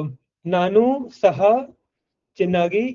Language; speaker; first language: Kannada; non-native, learner; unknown